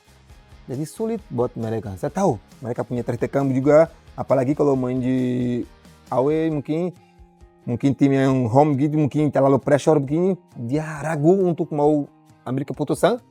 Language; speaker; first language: Indonesian; non-native, fluent; Portuguese